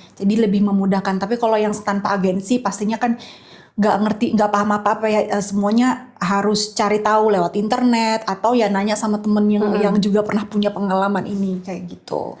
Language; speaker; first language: Indonesian; native; Indonesian